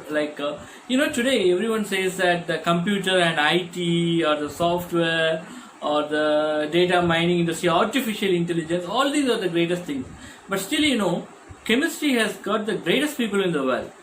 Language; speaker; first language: English; non-native, local second language; Tamil